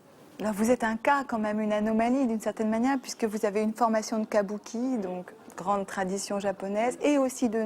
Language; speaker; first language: French; native; French